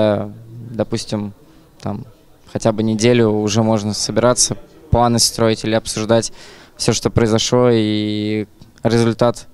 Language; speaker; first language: Russian; native; Russian